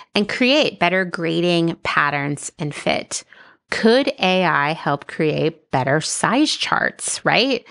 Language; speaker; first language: English; native; English